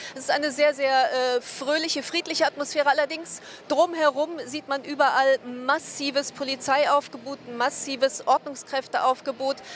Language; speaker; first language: German; native; German